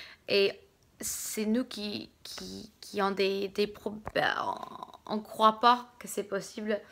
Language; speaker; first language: French; non-native, fluent; English